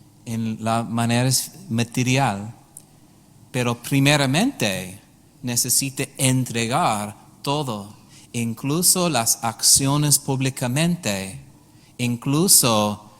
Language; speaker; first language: Spanish; non-native, learner; English